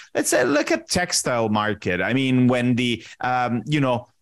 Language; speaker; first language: English; non-native, fluent; Italian